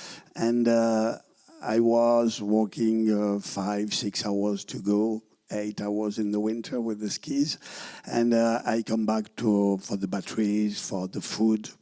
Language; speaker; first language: English; non-native, learner; French